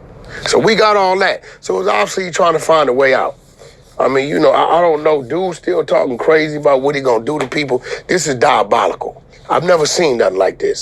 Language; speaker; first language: English; native; English